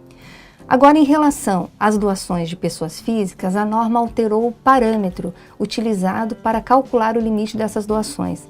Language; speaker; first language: Portuguese; native; Portuguese